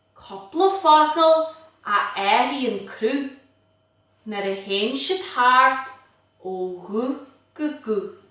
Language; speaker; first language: Irish; native; Irish